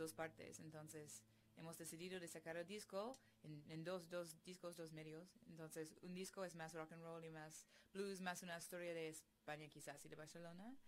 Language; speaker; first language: Spanish; non-native, fluent; English